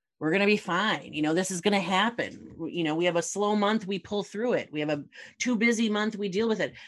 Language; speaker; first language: English; native; English